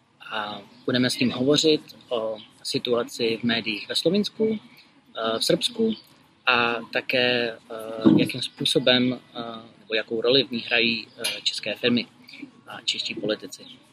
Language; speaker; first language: Czech; native; Czech